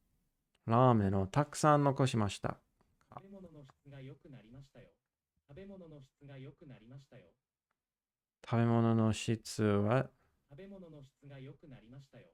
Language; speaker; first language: Japanese; non-native, learner; English